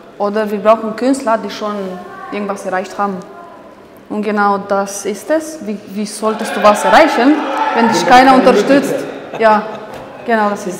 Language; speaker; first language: German; non-native, fluent; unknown